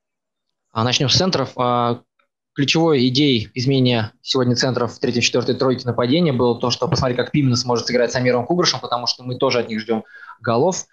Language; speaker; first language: Russian; native; Russian